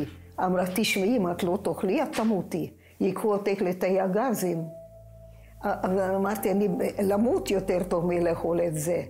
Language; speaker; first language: Hebrew; non-native, fluent; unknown